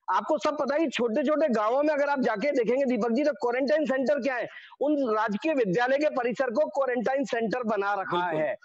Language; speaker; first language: Hindi; native; Hindi